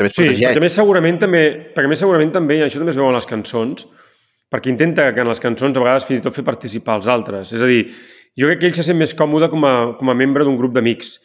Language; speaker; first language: Catalan; native; Catalan